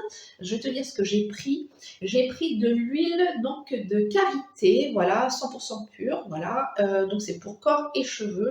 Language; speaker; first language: French; native; French